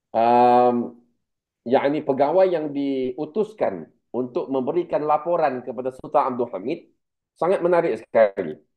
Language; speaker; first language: Malay; native; Malay